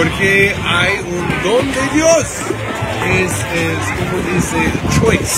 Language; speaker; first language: Spanish; non-native, learner; English